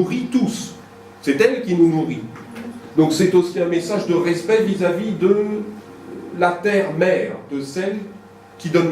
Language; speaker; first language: French; native; French